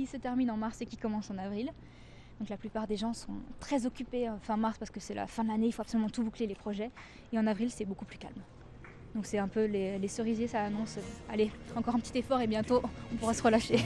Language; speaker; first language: French; native; French